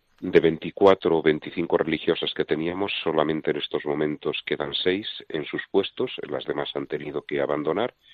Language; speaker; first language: Spanish; native; Spanish